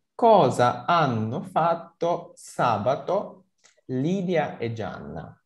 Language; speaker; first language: Italian; non-native, fluent; Ukrainian